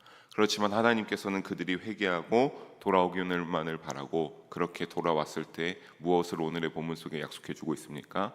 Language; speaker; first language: Korean; native; Korean